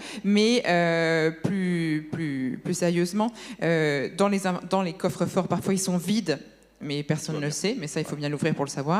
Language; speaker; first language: French; native; French